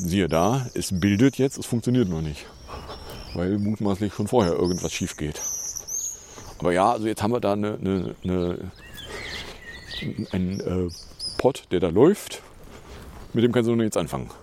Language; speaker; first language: German; native; German